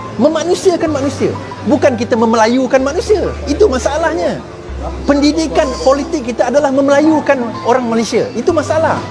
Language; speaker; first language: Malay; non-native, local second language; Chinese